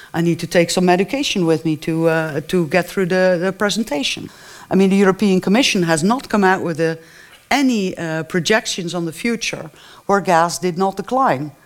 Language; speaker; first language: English; non-native, fluent; Dutch